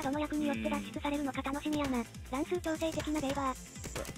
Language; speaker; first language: Japanese; native; Japanese